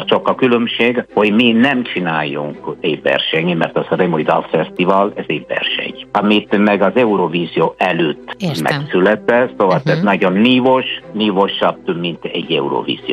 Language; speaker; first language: Hungarian; non-native, fluent; Italian